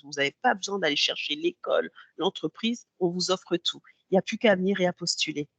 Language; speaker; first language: French; native; French